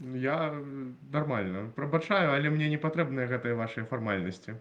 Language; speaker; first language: Belarusian; non-native, local second language; Russian